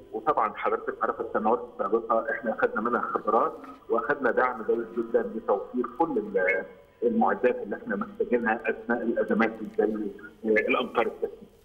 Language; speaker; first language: Egyptian Arabic; native; Egyptian Arabic